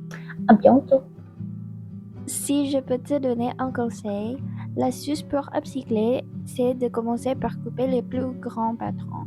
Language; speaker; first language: French; non-native, learner; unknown